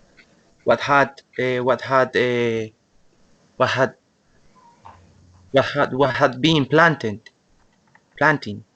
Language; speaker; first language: English; non-native, learner; Spanish